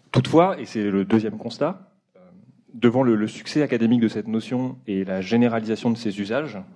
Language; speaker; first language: French; native; French